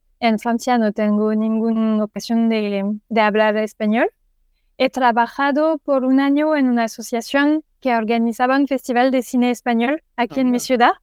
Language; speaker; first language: Spanish; non-native, learner; French